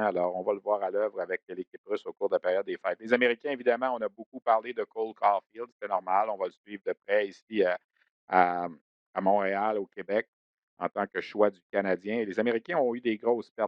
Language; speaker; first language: French; native; French